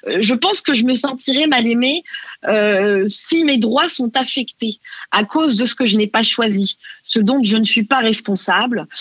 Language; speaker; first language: French; non-native, local second language; Arabic